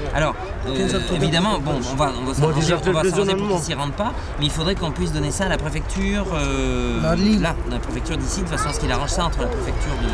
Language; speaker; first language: French; native; French